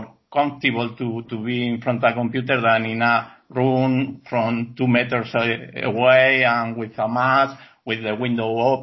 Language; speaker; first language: English; non-native, learner; Spanish